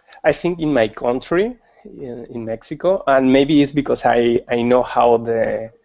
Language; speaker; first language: English; non-native, learner; Spanish